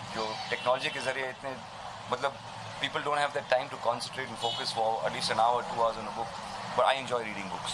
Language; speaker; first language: Hindi; native; Hindi